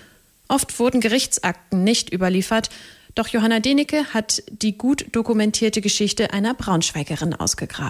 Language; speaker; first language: German; native; German